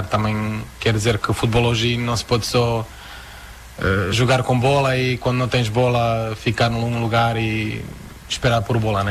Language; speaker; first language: Portuguese; non-native, fluent; Croatian